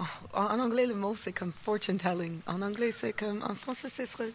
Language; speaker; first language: French; non-native, fluent; English